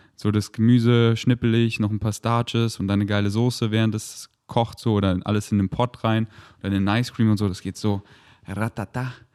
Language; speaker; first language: German; native; German